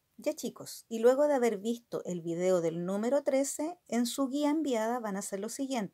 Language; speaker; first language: Spanish; native; Spanish